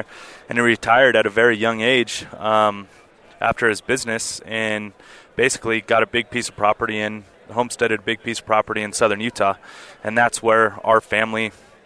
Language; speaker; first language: English; native; English